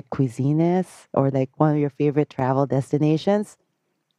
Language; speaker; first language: English; non-native, local second language; Filipino